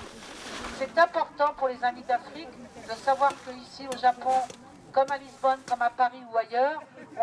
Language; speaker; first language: French; native; French